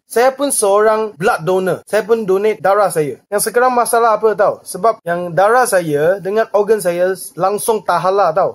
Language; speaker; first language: Malay; non-native, local second language; Chinese